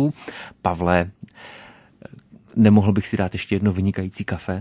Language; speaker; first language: Czech; native; Czech